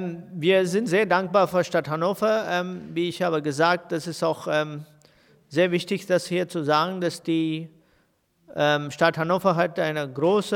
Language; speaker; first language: German; non-native, fluent; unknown